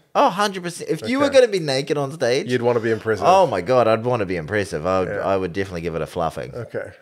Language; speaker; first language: English; native; English